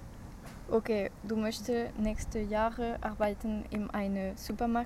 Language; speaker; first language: German; non-native, learner; French